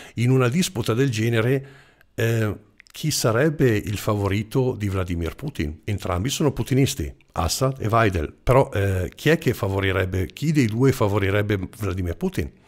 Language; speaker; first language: Italian; non-native, fluent; German